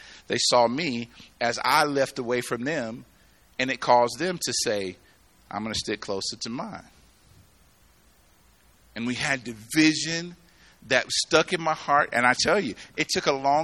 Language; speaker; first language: English; native; English